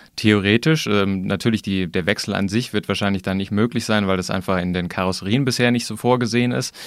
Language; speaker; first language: German; native; German